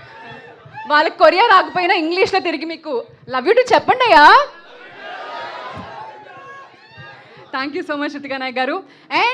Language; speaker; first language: Telugu; native; Telugu